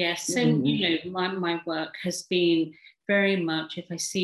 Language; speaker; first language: English; early bilingual, other home language; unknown